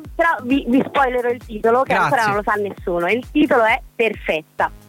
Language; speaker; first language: Italian; native; Italian